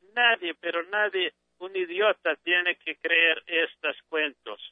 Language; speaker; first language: Spanish; non-native, fluent; English